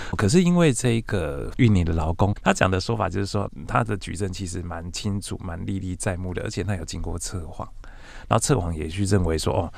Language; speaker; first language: Chinese; native; Chinese